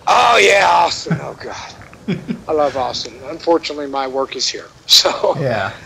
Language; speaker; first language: English; native; English